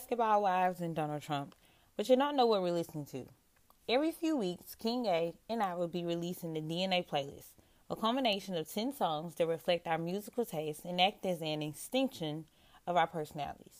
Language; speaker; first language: English; native; English